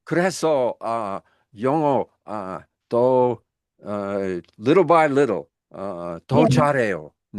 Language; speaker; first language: Korean; non-native, learner; English